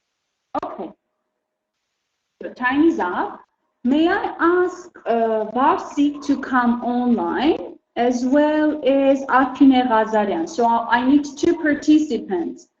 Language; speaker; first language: English; non-native, fluent; Armenian